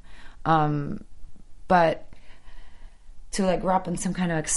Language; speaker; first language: English; early bilingual, other home language; Polish